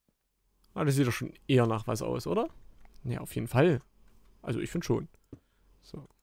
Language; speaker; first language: German; native; German